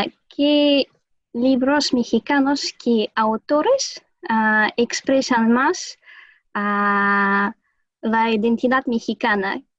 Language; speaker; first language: Spanish; non-native, fluent; Russian